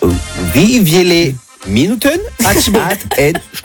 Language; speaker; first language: German; non-native, learner; French